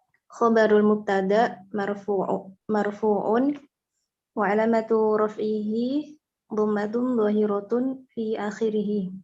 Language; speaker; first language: Arabic; non-native, learner; Indonesian